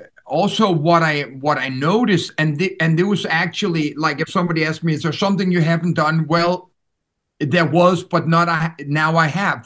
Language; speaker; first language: English; non-native, fluent; Danish